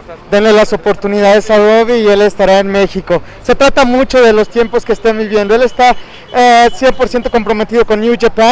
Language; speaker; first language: Spanish; native; Spanish